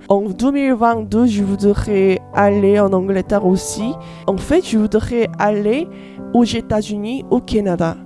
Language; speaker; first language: French; non-native, learner; Korean